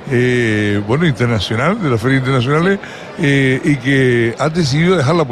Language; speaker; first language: Spanish; native; Spanish